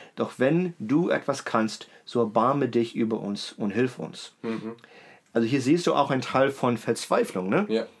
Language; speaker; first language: German; native; German